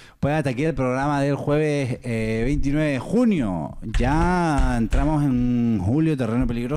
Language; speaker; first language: Spanish; native; Spanish